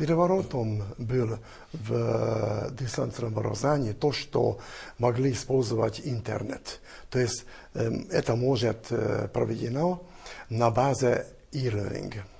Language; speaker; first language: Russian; non-native, fluent; Hungarian